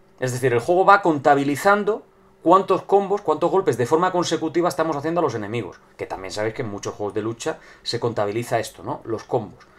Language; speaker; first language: Spanish; native; Spanish